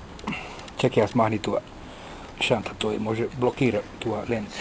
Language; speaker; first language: Bulgarian; non-native, learner; Finnish